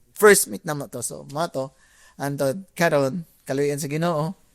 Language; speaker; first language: Cebuano; native; Cebuano